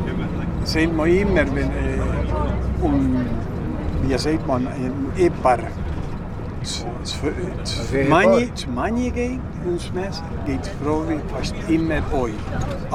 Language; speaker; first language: German; non-native, learner; Spanish